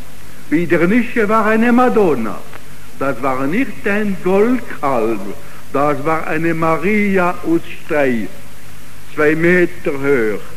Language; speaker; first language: German; non-native, fluent; Italian